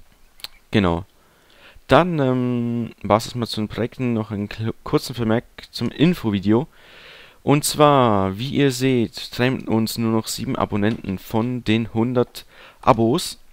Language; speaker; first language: German; native; German